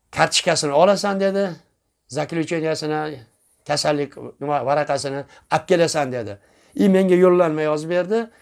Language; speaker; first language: Uzbek; native; Uzbek